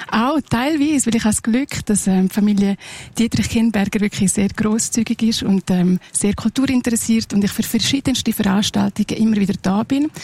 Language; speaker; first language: German; non-native, local second language; Romansh